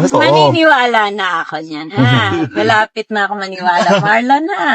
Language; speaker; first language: Filipino; native; Filipino